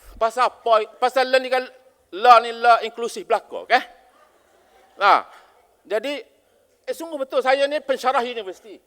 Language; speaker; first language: Malay; native; Malay